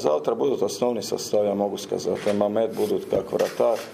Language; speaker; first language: Russian; non-native, learner; Croatian